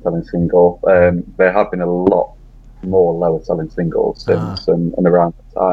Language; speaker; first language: English; native; English